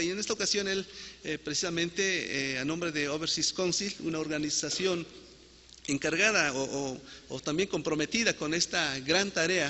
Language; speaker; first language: Spanish; native; Spanish